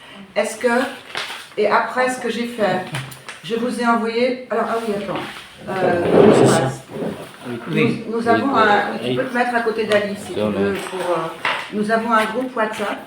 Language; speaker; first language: French; native; French